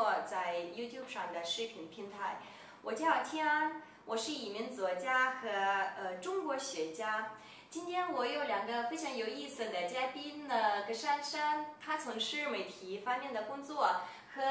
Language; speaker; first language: Chinese; non-native, fluent; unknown